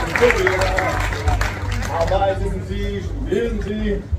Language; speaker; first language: German; non-native, learner; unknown